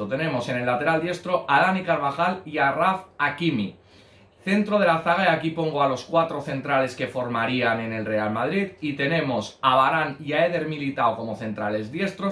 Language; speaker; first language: Spanish; native; Spanish